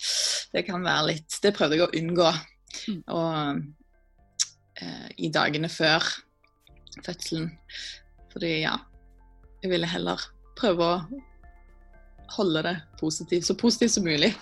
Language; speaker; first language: Norwegian; native; Norwegian